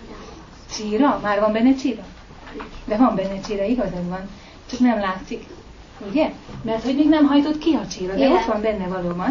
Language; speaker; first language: Hungarian; native; Hungarian